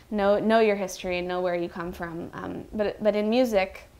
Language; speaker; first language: English; native; English